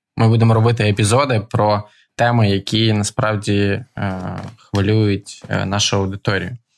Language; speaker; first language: Ukrainian; non-native, local second language; Russian